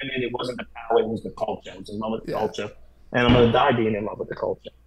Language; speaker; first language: English; native; English